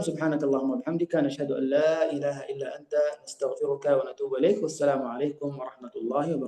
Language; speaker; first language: Arabic; native; Arabic